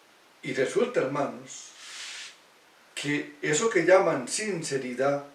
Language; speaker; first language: Spanish; native; Spanish